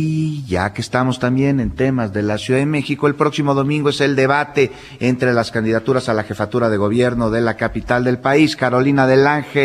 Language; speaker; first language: Spanish; native; Spanish